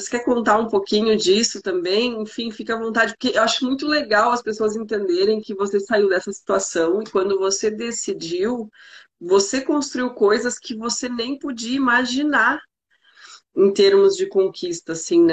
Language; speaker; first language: Portuguese; native; Portuguese